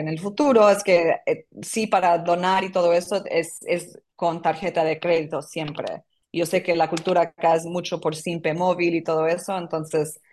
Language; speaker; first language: Spanish; non-native, fluent; English